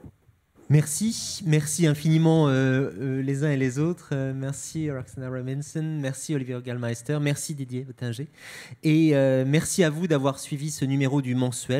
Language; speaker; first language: French; native; French